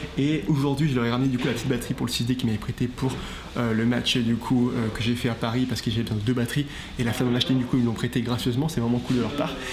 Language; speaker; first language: French; native; French